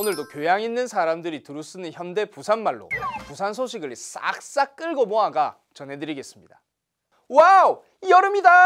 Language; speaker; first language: Korean; native; Korean